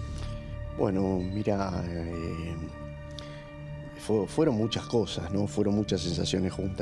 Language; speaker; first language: Spanish; native; Spanish